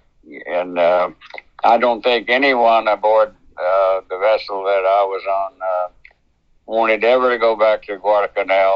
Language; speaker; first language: English; native; English